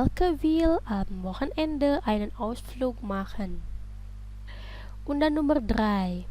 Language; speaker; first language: German; non-native, fluent; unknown